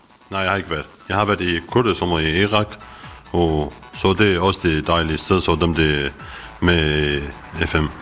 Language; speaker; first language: Danish; non-native, learner; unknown